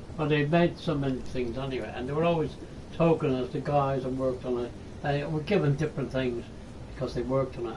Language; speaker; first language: English; native; English